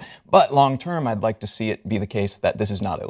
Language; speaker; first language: English; native; English